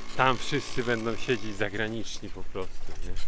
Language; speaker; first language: Polish; native; Polish